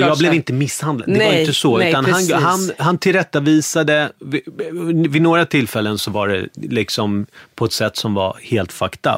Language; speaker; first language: Swedish; native; Swedish